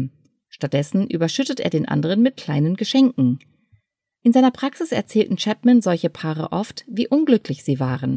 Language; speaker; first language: German; native; German